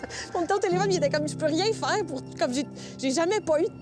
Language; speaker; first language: French; native; French